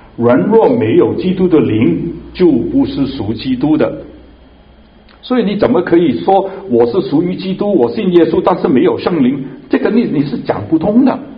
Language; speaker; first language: Chinese; non-native, local second language; Cantonese